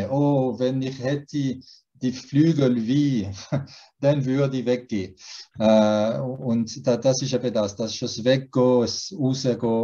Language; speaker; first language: German; early bilingual, heritage; German